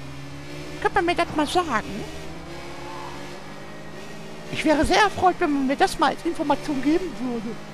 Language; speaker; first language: German; native; German